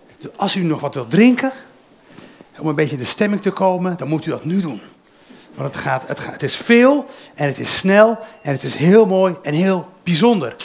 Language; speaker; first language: Dutch; early bilingual, other home language; Berber languages